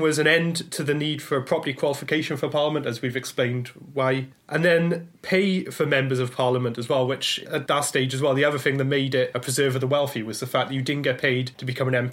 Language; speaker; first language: English; native; English